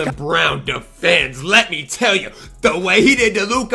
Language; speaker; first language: English; native; English